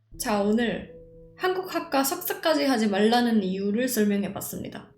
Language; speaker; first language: Korean; non-native, fluent; Czech